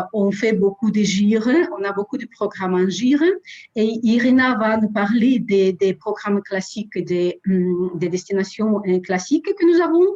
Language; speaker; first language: French; non-native, fluent; Russian